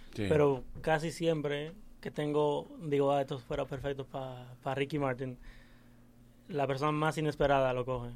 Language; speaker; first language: Spanish; early bilingual, heritage; English